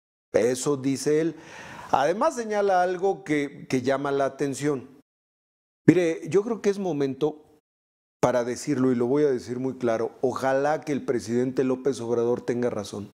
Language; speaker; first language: Spanish; native; Spanish